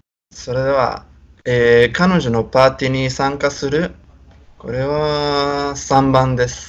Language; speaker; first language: Japanese; non-native, fluent; Spanish